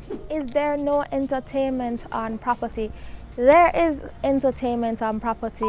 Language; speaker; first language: English; native; English